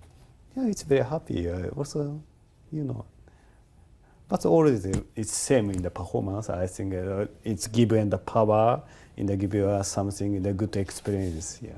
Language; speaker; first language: English; non-native, learner; Japanese